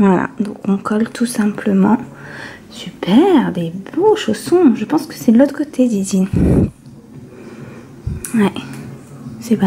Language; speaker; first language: French; native; French